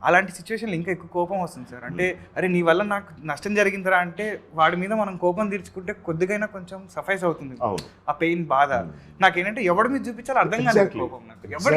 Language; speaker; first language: Telugu; native; Telugu